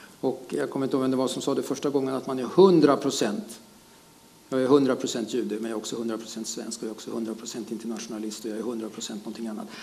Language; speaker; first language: Swedish; early bilingual, other home language; German